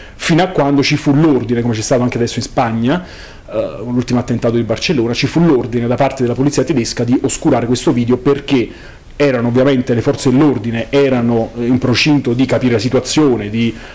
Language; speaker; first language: Italian; native; Italian